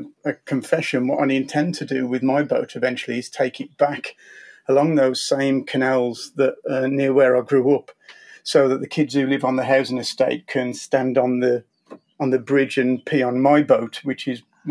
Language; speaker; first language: English; native; English